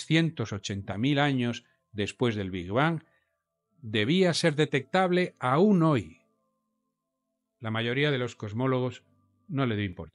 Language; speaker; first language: Spanish; native; Spanish